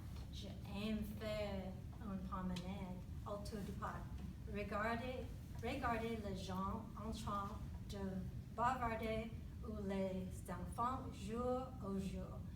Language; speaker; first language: French; non-native, learner; English